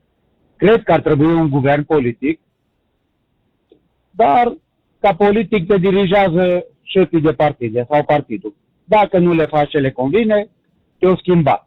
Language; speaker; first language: Romanian; native; Romanian